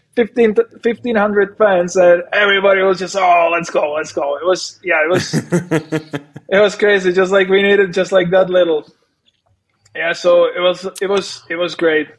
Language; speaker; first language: English; non-native, fluent; Czech